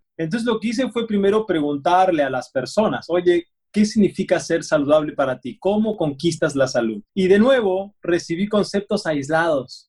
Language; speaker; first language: Spanish; native; Spanish